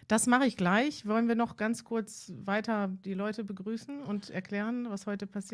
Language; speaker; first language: German; native; German